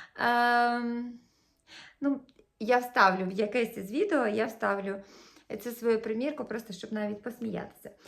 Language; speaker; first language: Ukrainian; native; Ukrainian